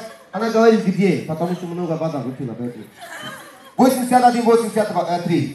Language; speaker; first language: Russian; non-native, learner; Turkish